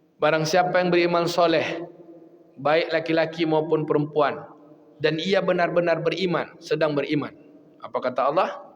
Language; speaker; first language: Malay; non-native, local second language; Minangkabau